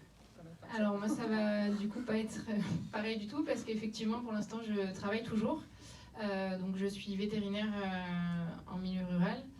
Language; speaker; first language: French; native; French